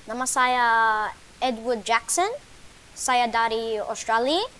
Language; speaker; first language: Indonesian; non-native, learner; English